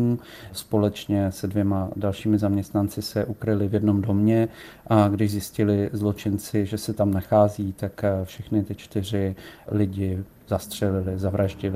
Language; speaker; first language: Czech; native; Czech